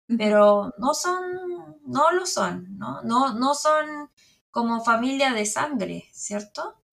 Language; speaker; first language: Spanish; non-native, fluent; Korean